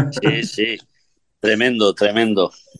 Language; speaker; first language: Spanish; native; Spanish